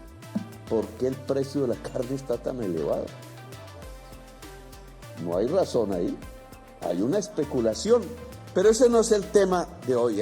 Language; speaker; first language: Spanish; native; Spanish